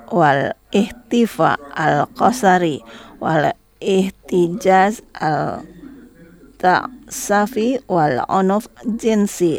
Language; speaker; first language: Arabic; non-native, learner; Indonesian